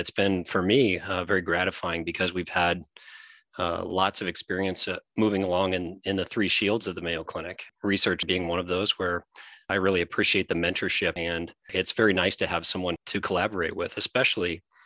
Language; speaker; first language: English; native; English